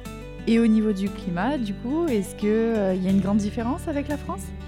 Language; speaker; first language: French; native; French